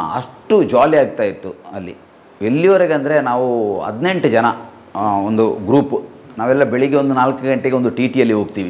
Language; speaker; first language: Kannada; non-native, local second language; Malayalam